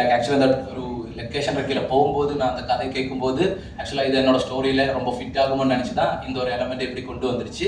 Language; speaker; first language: Tamil; non-native, fluent; Malayalam